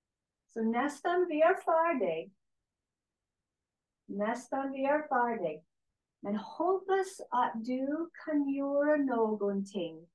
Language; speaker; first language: Swedish; non-native, learner; English